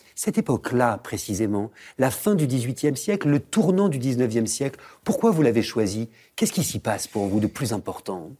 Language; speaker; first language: French; native; French